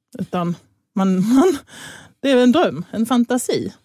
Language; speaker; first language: Swedish; native; Swedish